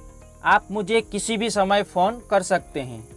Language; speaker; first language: Hindi; native; Hindi